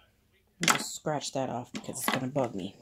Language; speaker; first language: English; native; English